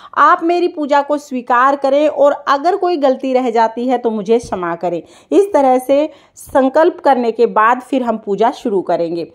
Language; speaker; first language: Hindi; native; Hindi